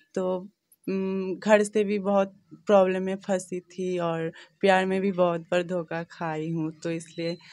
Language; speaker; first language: Hindi; non-native, local second language; Bangla